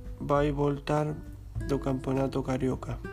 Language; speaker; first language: Portuguese; non-native, learner; Spanish